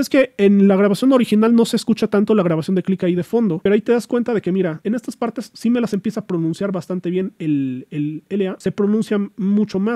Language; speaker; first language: Spanish; native; Spanish